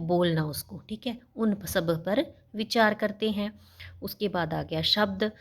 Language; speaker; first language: Hindi; non-native, local second language; Punjabi